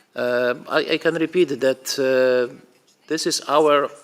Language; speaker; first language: English; non-native, fluent; Polish